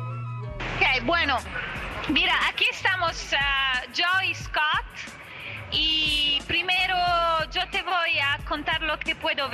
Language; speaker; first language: Spanish; non-native, fluent; Italian